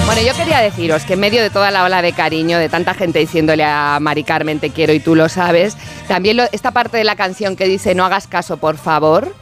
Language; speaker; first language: Spanish; native; Spanish